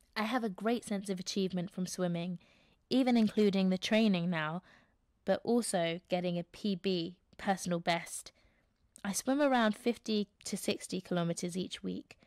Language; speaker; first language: English; native; English